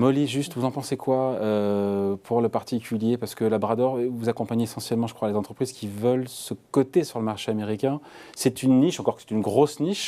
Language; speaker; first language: French; native; French